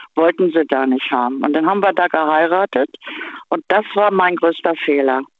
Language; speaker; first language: German; native; German